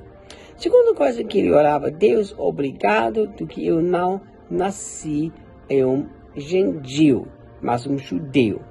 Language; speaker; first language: Portuguese; non-native, fluent; German